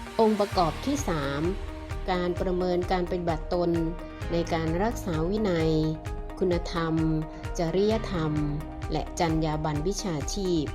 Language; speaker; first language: Thai; native; Thai